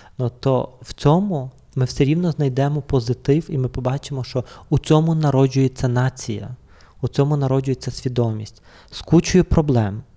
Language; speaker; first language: Ukrainian; native; Ukrainian